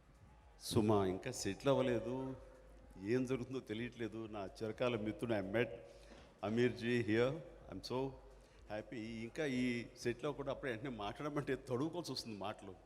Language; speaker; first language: Telugu; native; Telugu